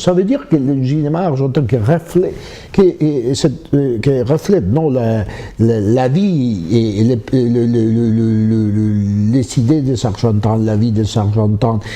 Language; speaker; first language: French; non-native, fluent; Spanish